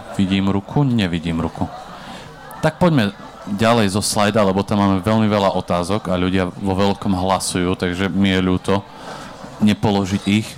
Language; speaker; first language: Slovak; native; Slovak